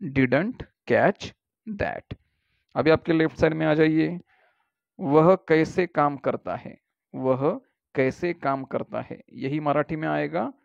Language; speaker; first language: Hindi; native; Hindi